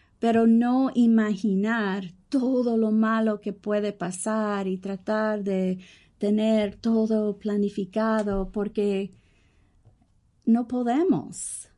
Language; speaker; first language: Spanish; early bilingual, heritage; English